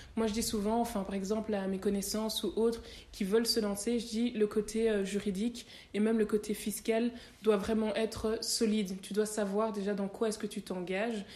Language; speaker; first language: French; native; French